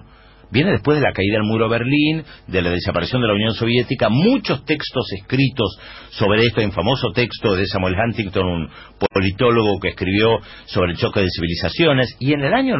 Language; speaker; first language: Spanish; native; Spanish